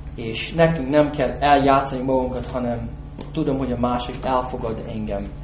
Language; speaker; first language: Hungarian; non-native, fluent; English